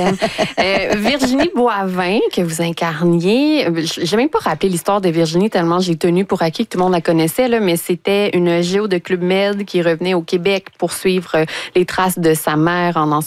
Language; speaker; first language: French; native; French